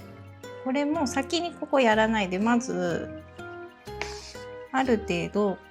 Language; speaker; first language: Japanese; native; Japanese